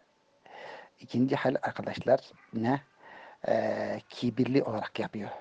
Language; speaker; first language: Turkish; native; Turkish